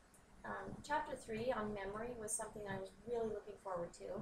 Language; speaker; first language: English; native; English